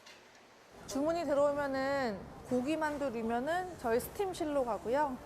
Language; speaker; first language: Korean; native; Korean